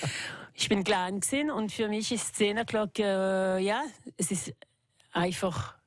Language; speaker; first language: German; non-native, local second language; French